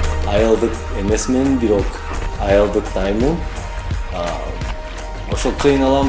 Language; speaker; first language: Kyrgyz; non-native, fluent; English